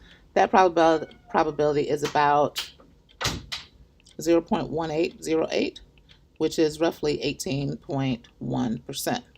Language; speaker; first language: English; native; English